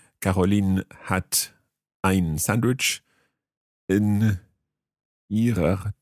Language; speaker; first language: German; non-native, learner; English